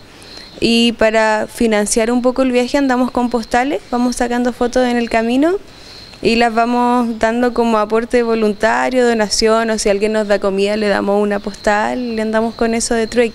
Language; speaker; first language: Spanish; native; Spanish